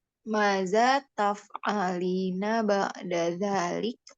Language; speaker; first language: Arabic; non-native, learner; Indonesian